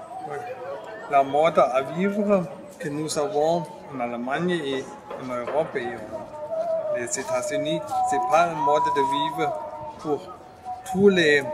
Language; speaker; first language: French; non-native, fluent; German